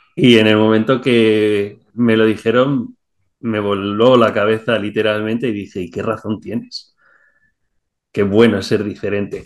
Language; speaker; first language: Spanish; native; Spanish